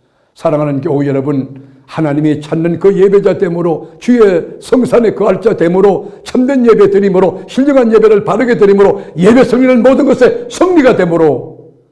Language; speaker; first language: Korean; native; Korean